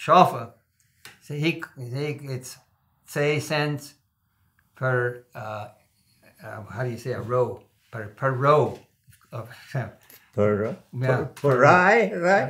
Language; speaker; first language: English; non-native, local second language; Swiss German